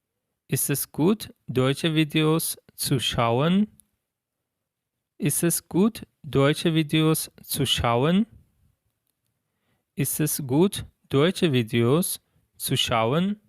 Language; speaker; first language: German; non-native, fluent; Persian